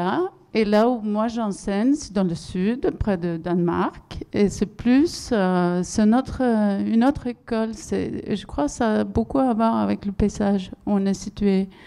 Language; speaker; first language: French; non-native, fluent; Swedish